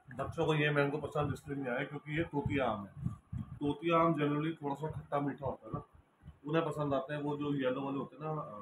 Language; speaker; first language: Hindi; non-native, local second language; Marathi